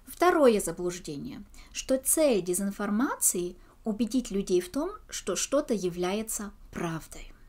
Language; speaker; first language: Russian; early bilingual, heritage; Russian